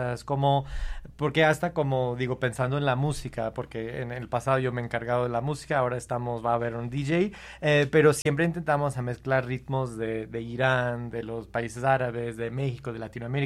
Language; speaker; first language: Spanish; early bilingual, heritage; Spanish